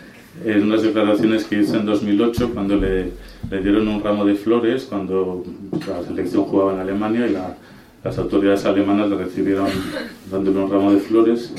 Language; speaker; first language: Spanish; native; Spanish